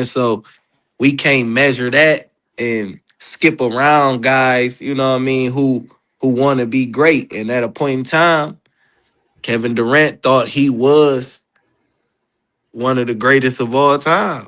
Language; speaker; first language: English; native; English